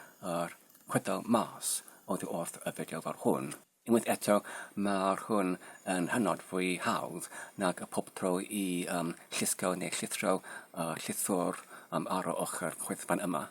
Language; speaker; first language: Welsh; non-native, learner; Polish